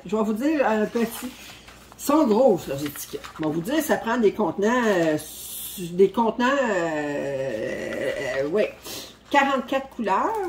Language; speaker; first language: French; native; French